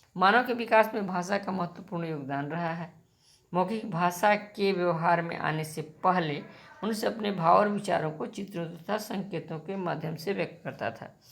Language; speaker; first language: Hindi; native; Hindi